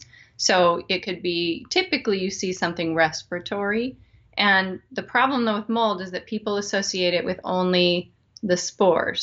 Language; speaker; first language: English; native; English